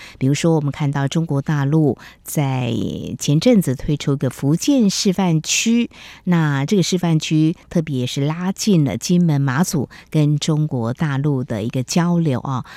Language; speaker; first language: Chinese; native; Chinese